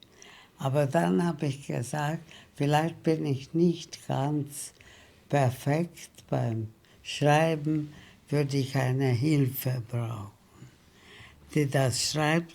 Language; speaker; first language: German; early bilingual, heritage; German